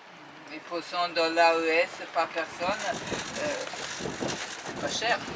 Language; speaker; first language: French; non-native, fluent; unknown